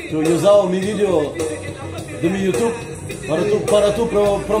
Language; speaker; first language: Portuguese; non-native, learner; Russian